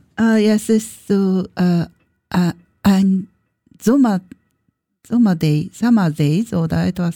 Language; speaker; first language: German; non-native, learner; Japanese